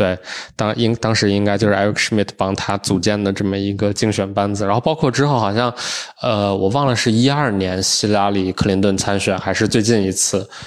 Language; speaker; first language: Chinese; native; Chinese